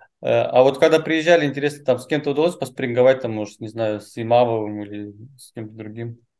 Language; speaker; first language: Russian; native; Russian